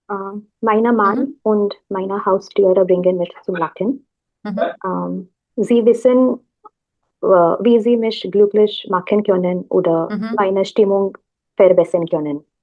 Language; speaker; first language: German; non-native, learner; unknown